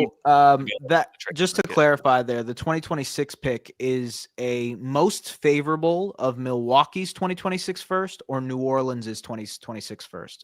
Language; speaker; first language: English; native; English